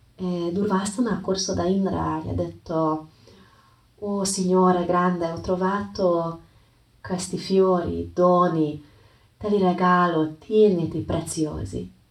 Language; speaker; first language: Italian; non-native, fluent; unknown